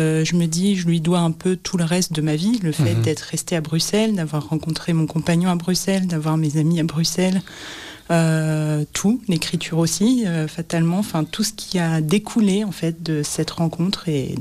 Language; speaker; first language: French; native; French